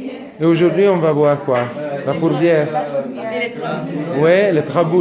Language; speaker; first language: French; non-native, fluent; Italian